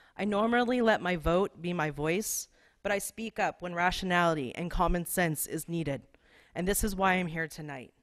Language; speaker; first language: English; native; English